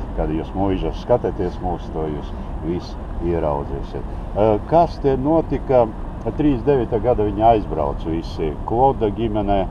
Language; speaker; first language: Latvian; non-native, local second language; Russian